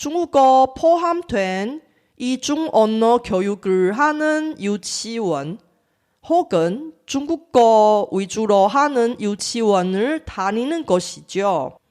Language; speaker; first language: Korean; non-native, fluent; Chinese